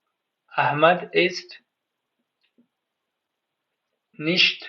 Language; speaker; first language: German; non-native, fluent; Pashto